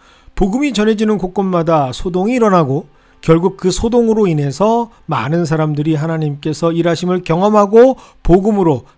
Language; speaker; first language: Korean; native; Korean